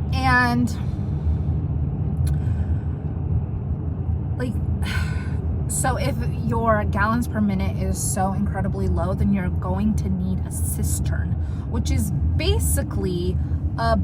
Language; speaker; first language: English; native; English